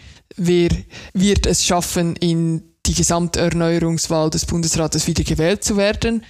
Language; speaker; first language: German; native; German